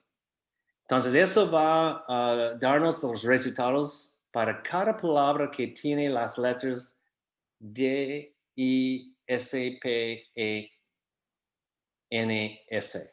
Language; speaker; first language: Spanish; non-native, fluent; English